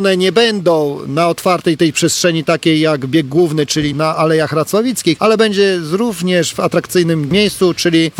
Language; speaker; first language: Polish; native; Polish